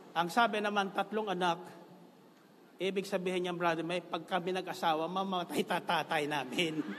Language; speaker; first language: Filipino; non-native, local second language; Bikol